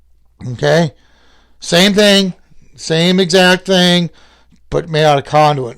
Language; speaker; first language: English; native; English